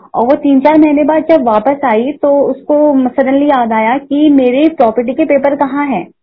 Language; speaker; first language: Hindi; native; Hindi